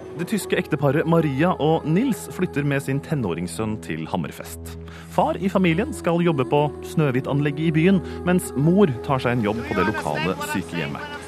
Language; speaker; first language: Norwegian; native; Norwegian